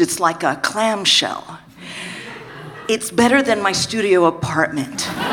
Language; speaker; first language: English; native; English